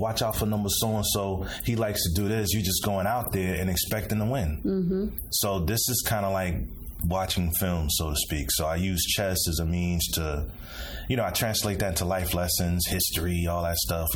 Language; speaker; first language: English; native; English